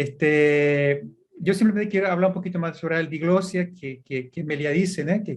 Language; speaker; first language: Spanish; early bilingual, heritage; Portuguese